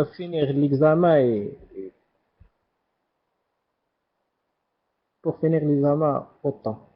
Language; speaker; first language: French; non-native, learner; Arabic